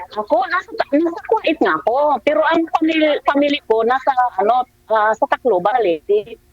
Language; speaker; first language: Filipino; non-native, local second language; Waray